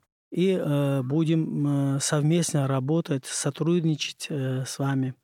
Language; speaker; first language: Russian; non-native, learner; Uzbek